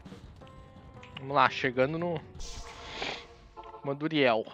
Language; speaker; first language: Portuguese; native; Portuguese